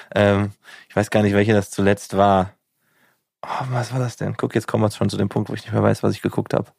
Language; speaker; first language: German; native; German